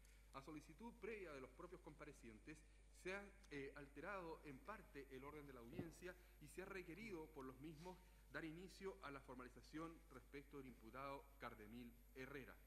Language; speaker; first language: Spanish; native; Spanish